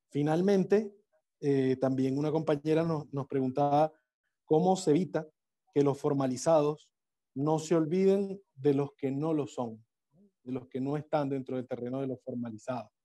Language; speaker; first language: Spanish; native; Spanish